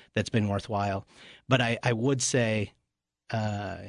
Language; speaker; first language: English; native; English